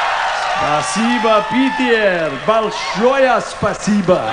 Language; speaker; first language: Russian; non-native, learner; English